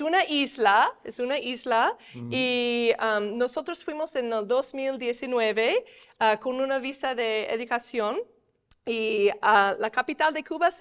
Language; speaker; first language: Spanish; non-native, fluent; English